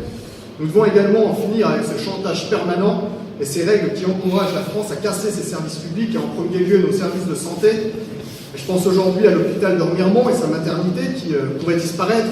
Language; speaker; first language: French; native; French